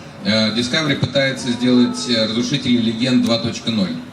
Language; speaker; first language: Russian; native; Russian